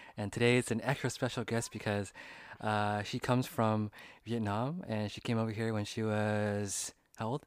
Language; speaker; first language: English; early bilingual, other home language; Vietnamese